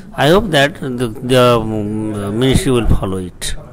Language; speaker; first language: English; non-native, local second language; Nepali